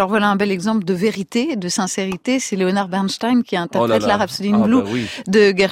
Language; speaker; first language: French; native; French